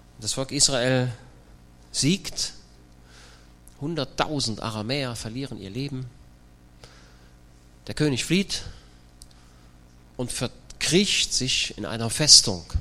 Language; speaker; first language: German; native; German